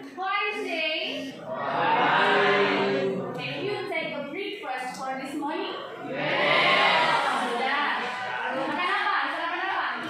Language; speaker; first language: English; non-native, learner; Indonesian